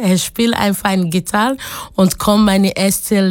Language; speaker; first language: German; non-native, learner; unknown